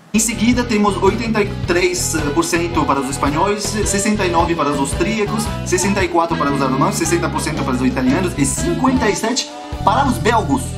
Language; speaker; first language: Portuguese; non-native, fluent; French